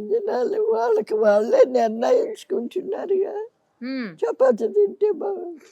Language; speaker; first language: Telugu; native; Telugu